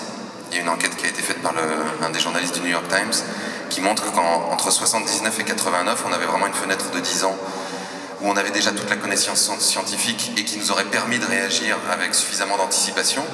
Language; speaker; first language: French; native; French